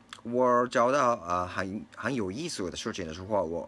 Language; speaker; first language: Chinese; non-native, learner; Japanese